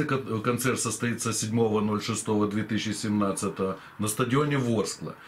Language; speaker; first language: Russian; native; Russian